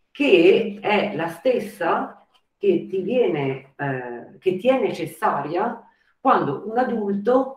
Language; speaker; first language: Italian; native; Italian